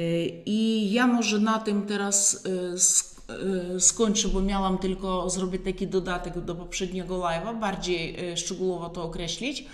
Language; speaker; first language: Polish; non-native, fluent; Russian